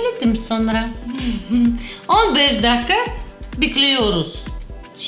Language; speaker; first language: Turkish; non-native, learner; Russian